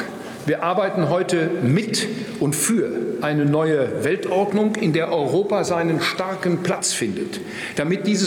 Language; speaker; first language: German; native; German